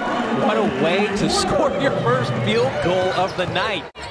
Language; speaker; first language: English; native; English